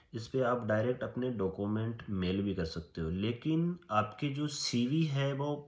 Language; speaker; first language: Hindi; native; Hindi